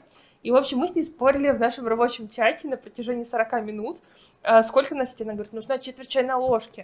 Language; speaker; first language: Russian; native; Russian